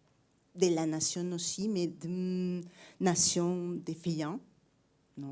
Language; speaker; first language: French; non-native, fluent; Spanish